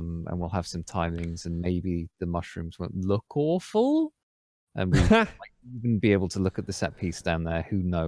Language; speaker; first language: English; native; English